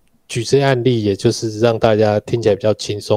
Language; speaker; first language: Chinese; native; Chinese